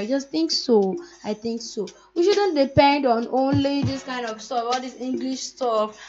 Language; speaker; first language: English; non-native, local second language; Yoruba